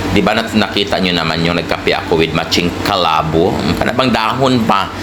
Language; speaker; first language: Filipino; non-native, local second language; Cebuano